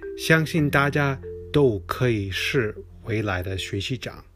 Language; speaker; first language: Chinese; non-native, fluent; English